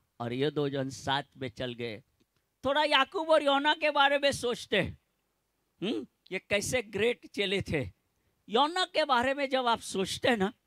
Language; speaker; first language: Hindi; non-native, local second language; Gujarati